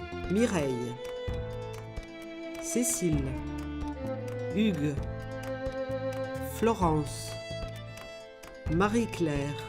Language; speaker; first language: French; native; French